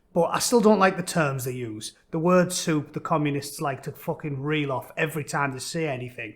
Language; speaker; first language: English; native; English